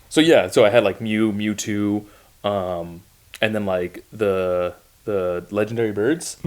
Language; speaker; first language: English; native; English